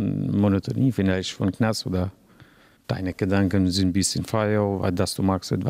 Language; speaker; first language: German; non-native, learner; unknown